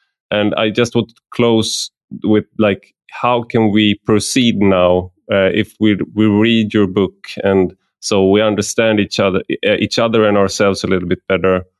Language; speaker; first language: English; non-native, fluent; Swedish